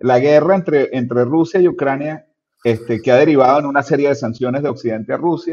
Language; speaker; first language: Spanish; native; Spanish